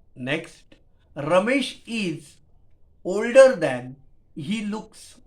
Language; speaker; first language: English; non-native, local second language; Marathi